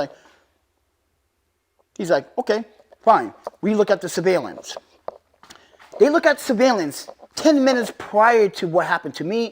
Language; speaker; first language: English; native; English